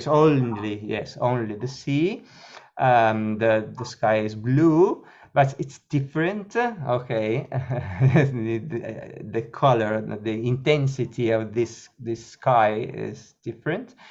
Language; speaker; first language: English; non-native, learner; Italian